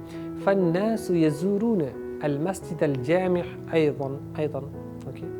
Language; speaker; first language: Arabic; non-native, fluent; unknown